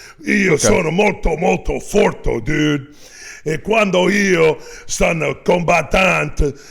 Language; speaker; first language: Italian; non-native, learner; English